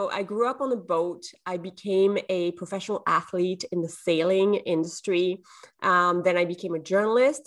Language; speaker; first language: English; non-native, fluent; French